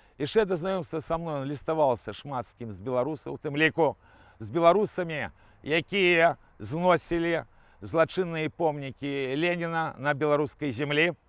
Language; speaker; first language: Belarusian; non-native, local second language; Russian